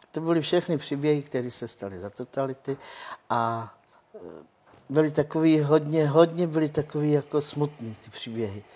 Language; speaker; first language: Czech; non-native, local second language; Romany